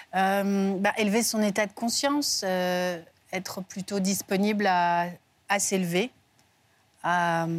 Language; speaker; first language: French; native; French